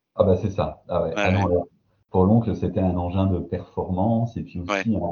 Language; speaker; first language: French; native; French